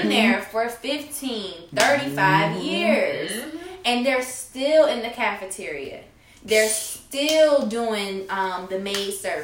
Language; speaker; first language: English; native; English